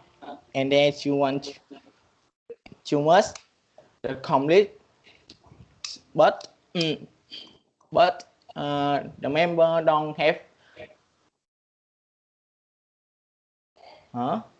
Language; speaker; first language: English; non-native, learner; Vietnamese